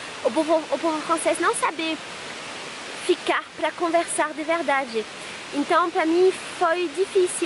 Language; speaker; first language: Portuguese; non-native, fluent; French